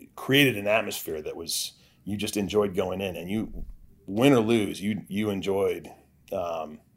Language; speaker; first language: English; native; English